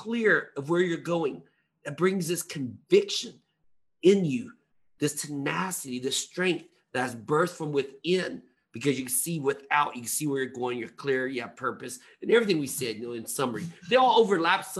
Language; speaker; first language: English; native; English